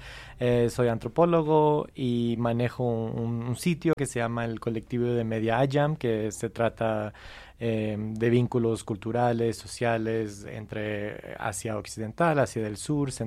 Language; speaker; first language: Spanish; non-native, fluent; English